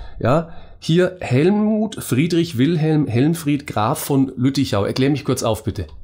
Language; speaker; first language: German; native; German